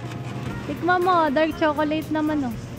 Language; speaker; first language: Filipino; native; Filipino